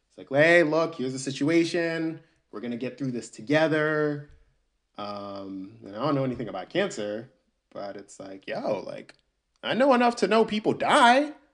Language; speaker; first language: English; early bilingual, other home language; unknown